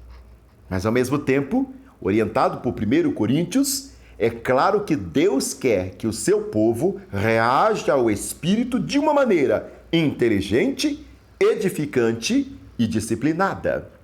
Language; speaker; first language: Portuguese; native; Portuguese